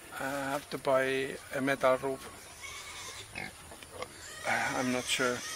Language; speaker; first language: English; non-native, learner; Finnish